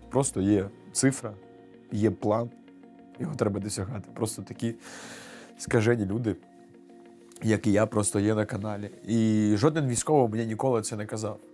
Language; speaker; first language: Ukrainian; non-native, local second language; Russian